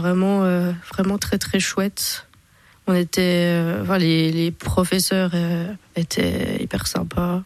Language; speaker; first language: French; native; French